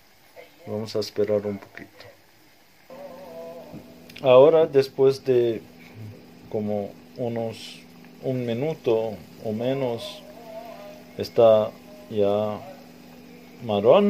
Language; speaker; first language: Spanish; non-native, fluent; Arabic